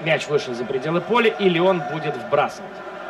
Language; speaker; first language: Russian; native; Russian